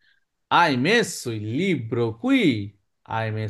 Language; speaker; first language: Italian; non-native, fluent; Bangla